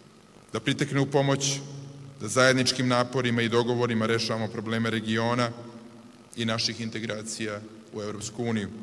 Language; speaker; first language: Serbian; native; Serbian